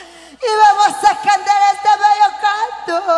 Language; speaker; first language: Spanish; non-native, local second language; Kaqchikel